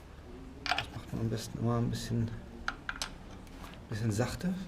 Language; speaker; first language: German; native; German